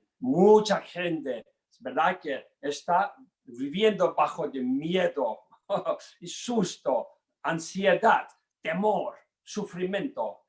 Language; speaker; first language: Spanish; non-native, learner; Tibetan